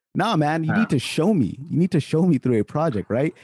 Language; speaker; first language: English; early bilingual, other home language; Hindi